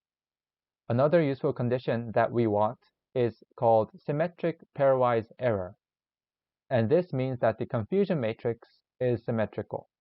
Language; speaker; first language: English; non-native, learner; Korean